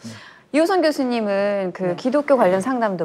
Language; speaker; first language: Korean; native; Korean